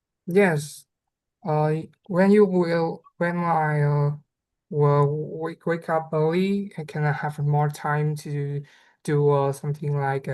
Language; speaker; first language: English; non-native, learner; Vietnamese